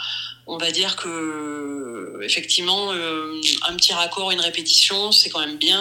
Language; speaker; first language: French; native; French